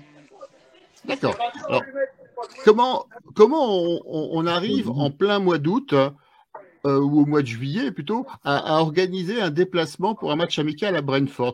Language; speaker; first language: French; native; French